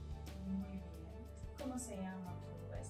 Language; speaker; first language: Spanish; non-native, fluent; Turkish